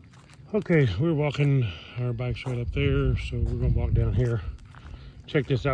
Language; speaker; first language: English; native; English